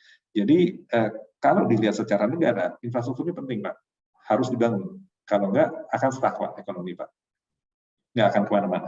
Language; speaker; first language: Indonesian; native; Indonesian